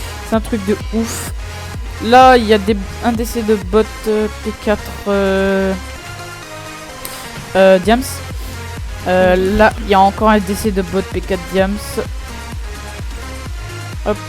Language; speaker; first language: French; native; French